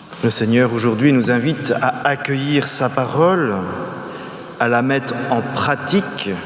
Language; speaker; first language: French; native; French